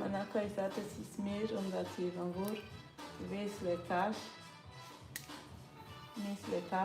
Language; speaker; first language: Dutch; non-native, fluent; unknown